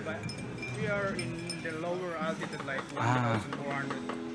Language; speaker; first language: English; non-native, learner; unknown